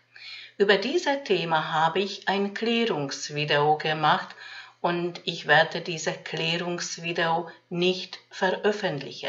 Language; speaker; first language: German; non-native, fluent; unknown